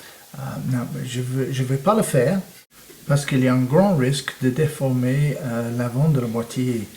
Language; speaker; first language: French; non-native, fluent; English